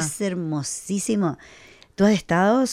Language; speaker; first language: Spanish; native; Spanish